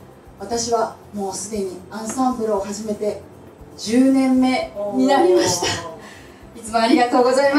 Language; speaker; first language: Japanese; native; Japanese